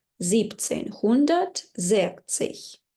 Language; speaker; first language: German; non-native, fluent; Ukrainian